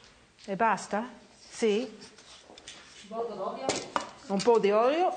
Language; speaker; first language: Italian; non-native, learner; English